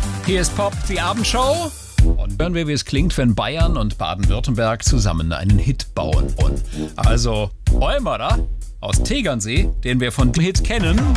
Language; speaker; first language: German; native; German